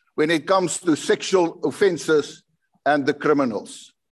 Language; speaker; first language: English; non-native, local second language; Afrikaans